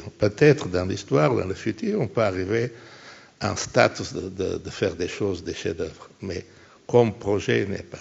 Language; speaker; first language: French; non-native, fluent; Portuguese